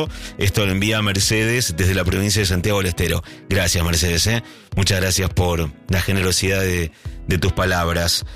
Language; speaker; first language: Spanish; native; Spanish